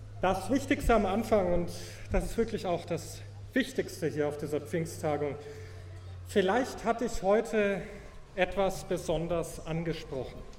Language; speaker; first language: German; native; German